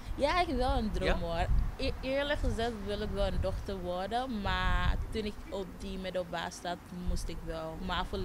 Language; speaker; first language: Dutch; non-native, fluent; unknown